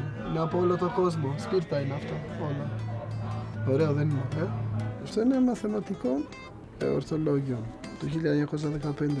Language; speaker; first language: Greek; non-native, fluent; Albanian